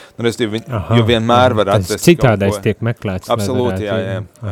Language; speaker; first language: Latvian; native; Latvian